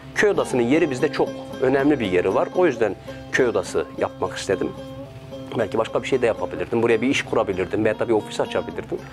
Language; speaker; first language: Turkish; native; Turkish